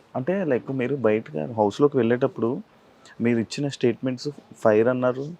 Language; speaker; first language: Telugu; native; Telugu